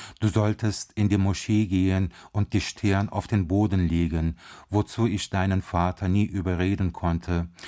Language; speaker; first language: German; early bilingual, other home language; Turkish